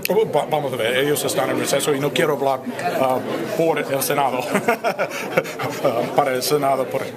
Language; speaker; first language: Spanish; non-native, fluent; English